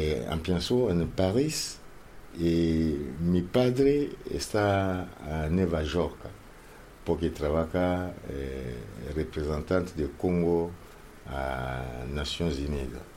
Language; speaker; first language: Spanish; non-native, learner; Lingala